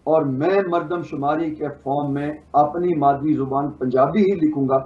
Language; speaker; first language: Urdu; non-native, local second language; Punjabi